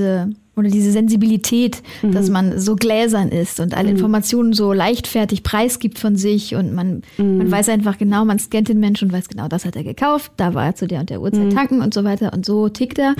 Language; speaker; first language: German; native; German